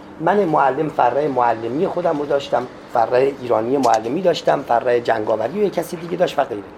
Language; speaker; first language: Persian; non-native, local second language; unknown